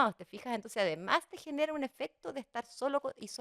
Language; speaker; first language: Spanish; native; Spanish